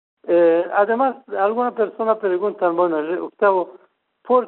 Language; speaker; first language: Spanish; non-native, fluent; Persian